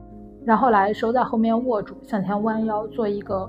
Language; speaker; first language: Chinese; native; Chinese